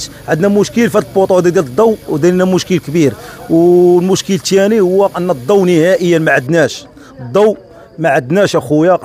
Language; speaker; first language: Arabic; native; Arabic